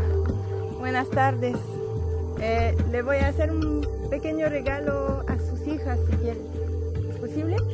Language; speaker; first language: Spanish; non-native, fluent; French